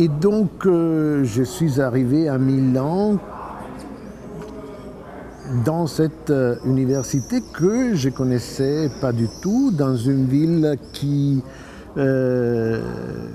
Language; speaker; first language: French; non-native, fluent; Italian